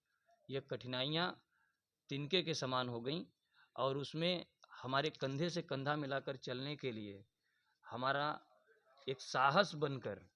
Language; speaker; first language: Hindi; native; Hindi